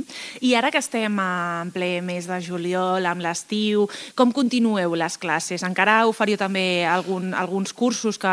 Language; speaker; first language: Catalan; native; Catalan